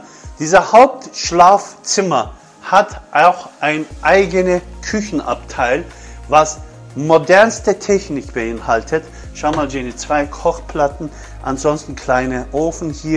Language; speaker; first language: German; non-native, fluent; Turkish